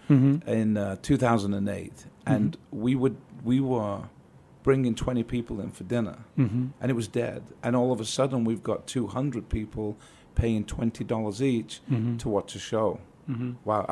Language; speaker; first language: English; native; English